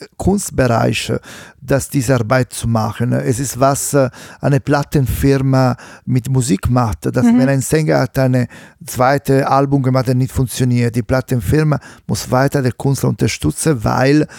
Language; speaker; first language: German; non-native, fluent; Italian